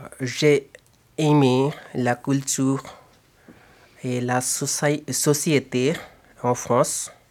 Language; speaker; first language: French; non-native, learner; Bangla